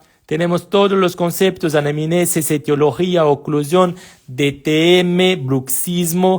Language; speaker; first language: Spanish; non-native, fluent; Portuguese